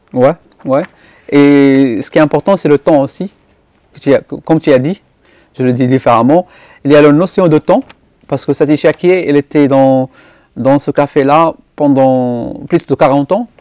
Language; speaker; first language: French; non-native, local second language; Arabic